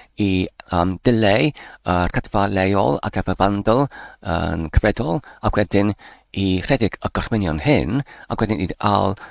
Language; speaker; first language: Welsh; non-native, learner; English